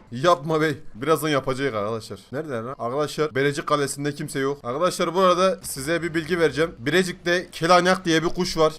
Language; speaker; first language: Turkish; native; Turkish